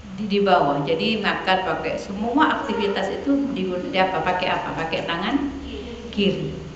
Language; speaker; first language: Indonesian; non-native, local second language; Madurese